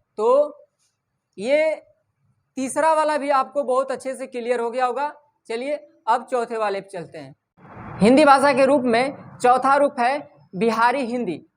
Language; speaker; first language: Hindi; native; Hindi